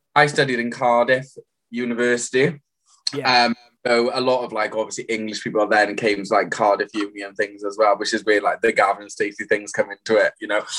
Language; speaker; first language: English; native; English